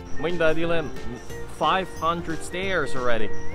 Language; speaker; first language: Vietnamese; non-native, learner; Russian